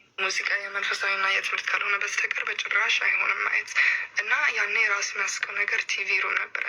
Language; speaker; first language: Amharic; early bilingual, heritage; Amharic